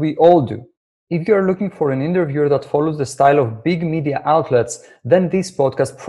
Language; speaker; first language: English; non-native, fluent; Greek